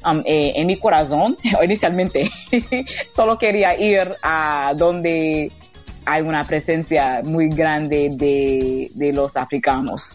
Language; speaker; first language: Spanish; non-native, learner; English